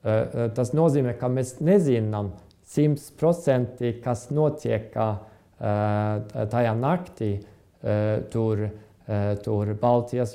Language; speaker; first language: Latvian; non-native, fluent; Estonian